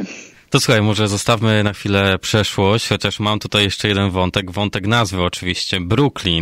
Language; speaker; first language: Polish; native; Polish